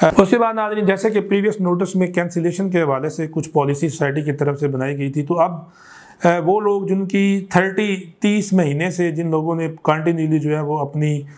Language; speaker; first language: Urdu; non-native, local second language; Punjabi